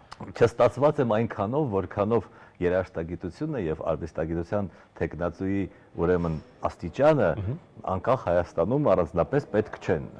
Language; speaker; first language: Armenian; native; Armenian